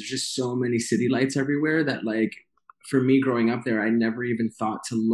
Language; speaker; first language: English; native; English